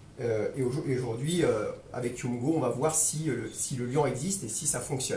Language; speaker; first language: French; native; French